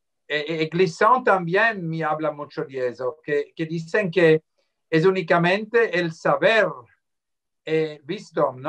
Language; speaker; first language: Spanish; non-native, fluent; Swiss German